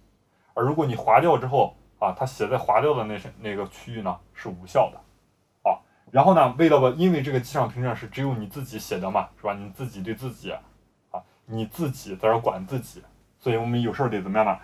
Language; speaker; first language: Chinese; native; Chinese